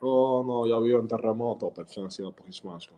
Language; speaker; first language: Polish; non-native, learner; Spanish